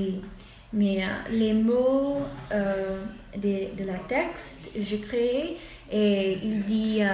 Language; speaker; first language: French; non-native, fluent; English